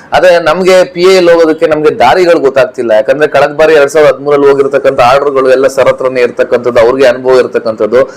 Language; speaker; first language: Kannada; native; Kannada